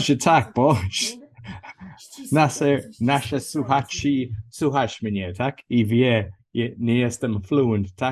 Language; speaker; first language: Polish; non-native, learner; English